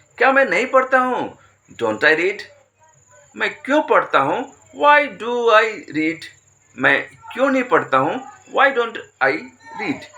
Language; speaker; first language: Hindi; native; Hindi